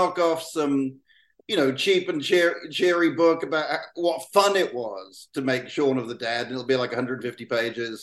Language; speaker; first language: English; native; English